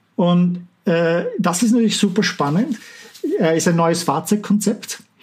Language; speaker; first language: German; native; German